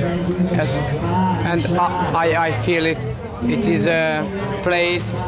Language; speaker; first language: English; non-native, learner; Hungarian